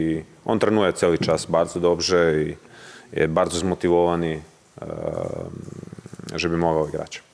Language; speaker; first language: Polish; non-native, learner; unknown